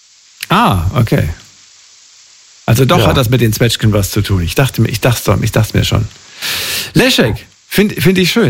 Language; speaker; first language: German; native; German